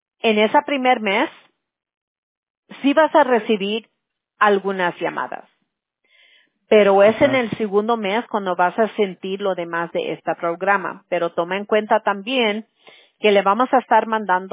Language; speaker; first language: Spanish; early bilingual, heritage; English